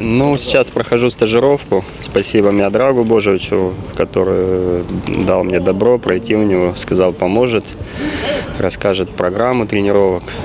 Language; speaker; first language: Russian; native; Russian